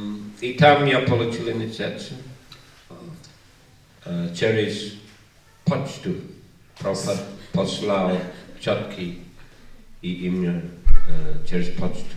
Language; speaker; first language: Russian; non-native, learner; English